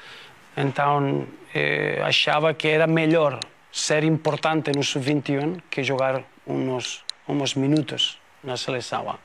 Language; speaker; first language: Portuguese; non-native, fluent; Spanish